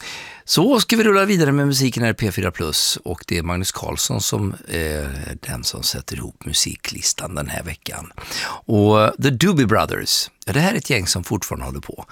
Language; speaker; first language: Swedish; native; Swedish